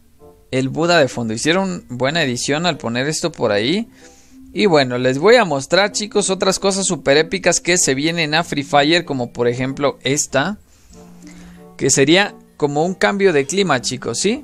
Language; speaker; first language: Spanish; native; Spanish